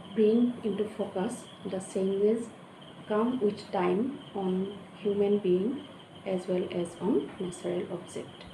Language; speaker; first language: English; non-native, local second language; Assamese